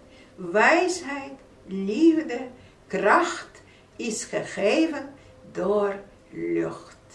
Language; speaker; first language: Dutch; non-native, fluent; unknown